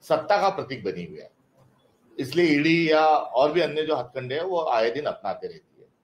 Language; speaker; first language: Hindi; non-native, local second language; Marathi